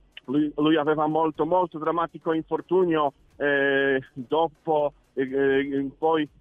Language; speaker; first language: Italian; non-native, learner; Polish